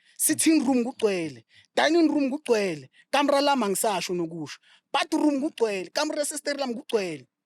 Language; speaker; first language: Zulu; non-native, local second language; Southern Sotho